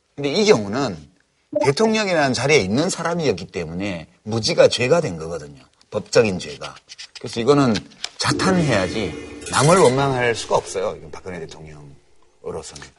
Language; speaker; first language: Korean; native; Korean